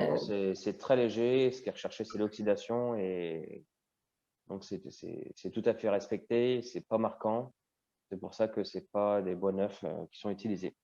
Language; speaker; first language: French; native; French